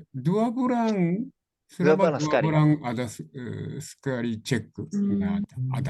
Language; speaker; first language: Indonesian; non-native, learner; Japanese